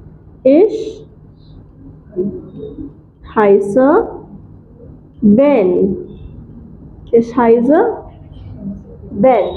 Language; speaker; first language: German; non-native, fluent; Hindi